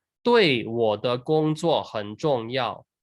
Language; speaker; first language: Chinese; non-native, fluent; English